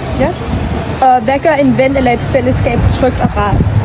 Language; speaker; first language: Danish; native; Danish